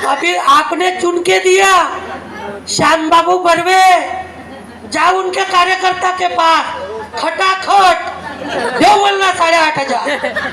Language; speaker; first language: Hindi; non-native, local second language; Marathi